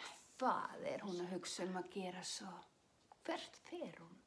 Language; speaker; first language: Icelandic; non-native, fluent; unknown